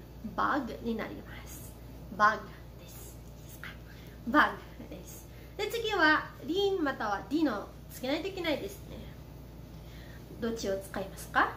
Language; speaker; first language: Japanese; non-native, fluent; Filipino